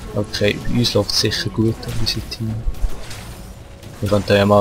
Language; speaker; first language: German; native; German